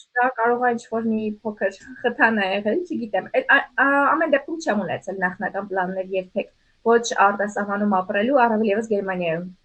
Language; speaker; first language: Armenian; native; Armenian